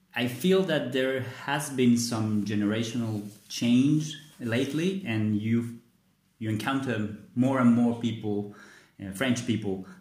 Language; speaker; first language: English; non-native, fluent; Spanish